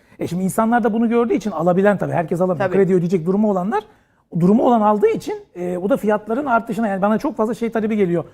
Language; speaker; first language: Turkish; native; Turkish